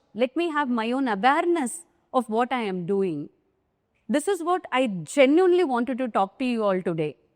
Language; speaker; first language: English; non-native, local second language; Tamil